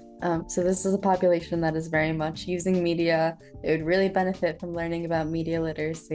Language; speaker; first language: English; native; English